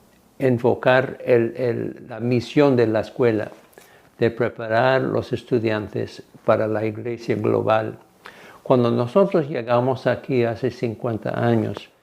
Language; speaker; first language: Spanish; non-native, fluent; English